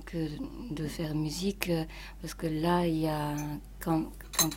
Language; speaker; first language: French; non-native, fluent; Japanese